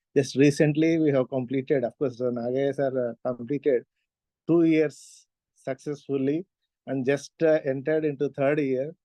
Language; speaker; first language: English; non-native, local second language; Telugu